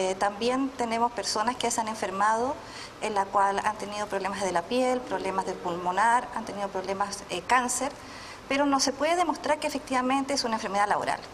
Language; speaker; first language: Spanish; native; Spanish